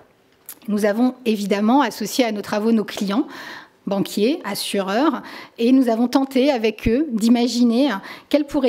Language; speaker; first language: French; native; French